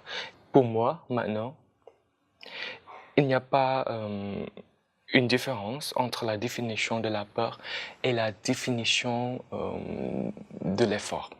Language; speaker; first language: French; non-native, fluent; Khmer